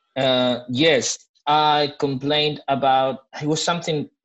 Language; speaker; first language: English; non-native, fluent; Spanish